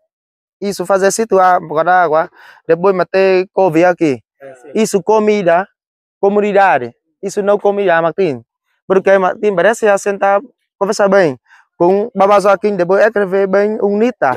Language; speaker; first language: Portuguese; non-native, learner; Vietnamese